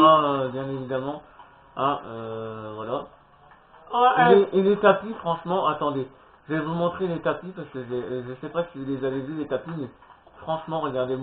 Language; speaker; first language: French; native; French